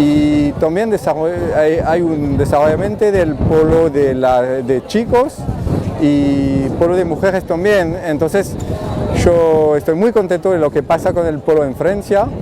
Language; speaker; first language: Spanish; non-native, fluent; French